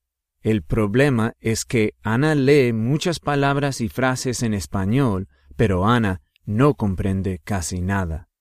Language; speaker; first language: Spanish; non-native, fluent; English